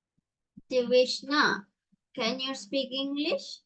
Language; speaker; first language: English; non-native, local second language; Tamil